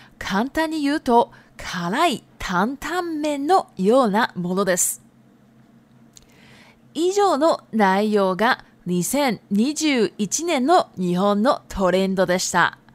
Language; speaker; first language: Japanese; non-native, fluent; Chinese